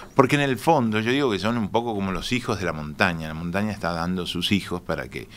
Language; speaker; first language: Spanish; native; Spanish